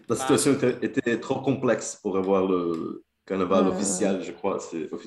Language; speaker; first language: French; non-native, fluent; Portuguese